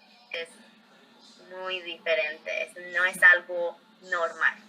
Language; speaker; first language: Spanish; early bilingual, heritage; Spanish